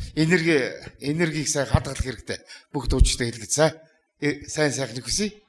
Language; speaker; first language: Mongolian; non-native, local second language; Kazakh